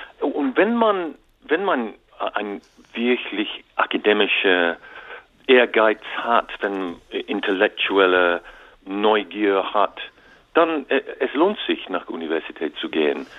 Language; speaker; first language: German; non-native, learner; English